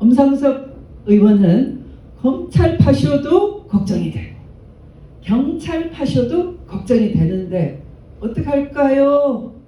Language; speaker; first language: Korean; native; Korean